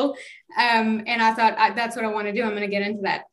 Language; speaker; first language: English; non-native, local second language; Kannada